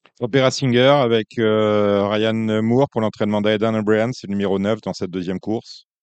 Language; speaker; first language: French; native; French